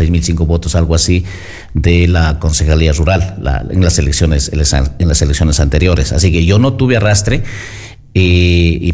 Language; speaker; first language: Spanish; native; Spanish